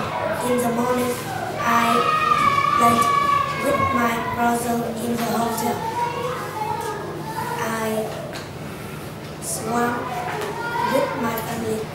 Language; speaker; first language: English; non-native, learner; Vietnamese